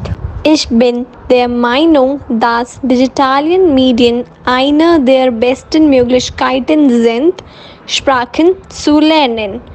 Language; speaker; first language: German; non-native, learner; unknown